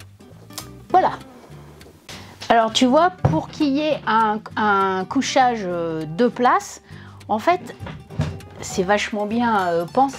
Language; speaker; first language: French; native; French